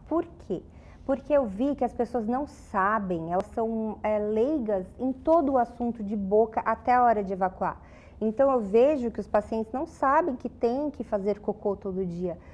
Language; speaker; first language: Portuguese; native; Portuguese